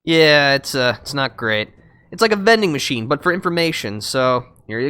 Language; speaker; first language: English; native; English